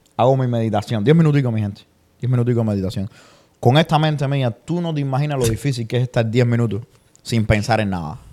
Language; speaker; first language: Spanish; native; Spanish